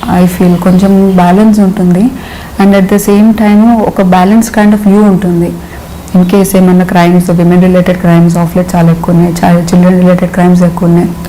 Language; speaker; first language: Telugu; non-native, local second language; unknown